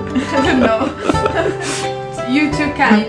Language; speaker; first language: English; non-native, fluent; Italian